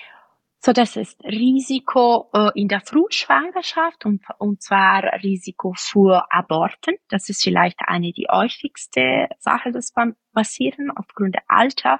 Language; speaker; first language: German; non-native, fluent; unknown